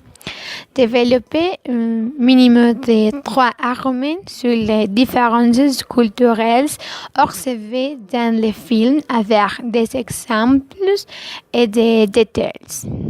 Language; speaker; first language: French; non-native, learner; Spanish